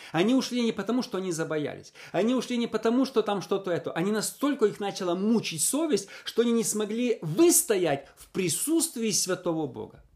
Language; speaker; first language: Russian; native; Russian